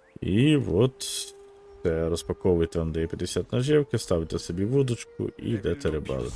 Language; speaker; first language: Ukrainian; native; Ukrainian